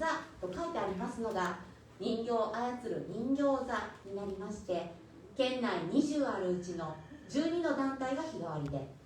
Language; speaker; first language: Japanese; native; Japanese